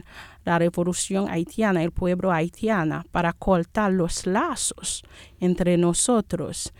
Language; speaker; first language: Spanish; non-native, fluent; Haitian Creole